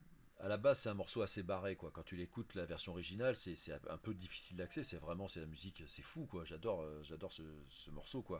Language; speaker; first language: French; native; French